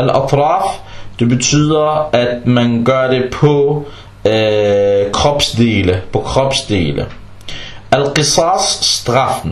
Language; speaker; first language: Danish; early bilingual, other home language; Arabic